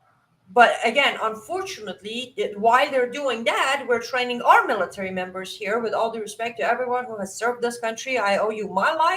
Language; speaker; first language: English; non-native, fluent; Persian